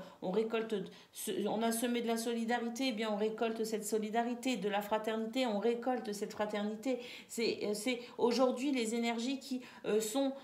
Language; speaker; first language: French; native; French